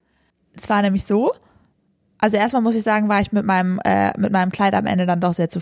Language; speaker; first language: German; native; German